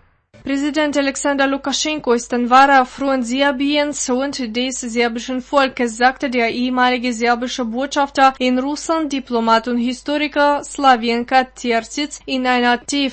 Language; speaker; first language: German; non-native, fluent; Russian